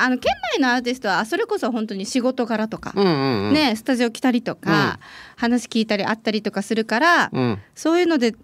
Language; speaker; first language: Japanese; native; Japanese